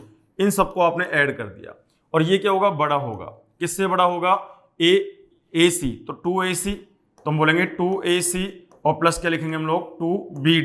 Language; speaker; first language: Hindi; native; Hindi